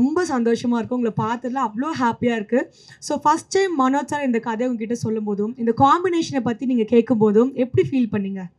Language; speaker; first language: Tamil; native; Tamil